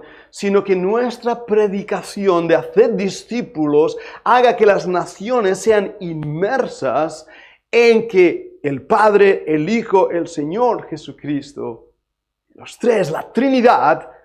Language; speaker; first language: Spanish; native; Spanish